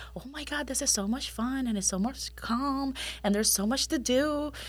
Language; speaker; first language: English; non-native, fluent; Spanish